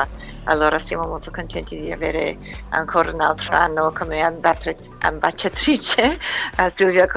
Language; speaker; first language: Italian; early bilingual, heritage; English